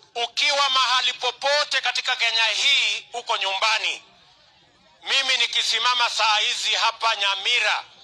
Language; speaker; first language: Swahili; non-native, local second language; Kalenjin